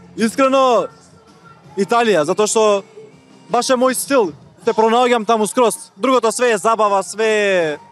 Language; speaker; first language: Macedonian; non-native, local second language; Turkish